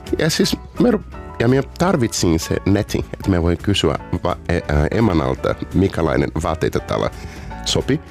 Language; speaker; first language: Finnish; non-native, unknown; Portuguese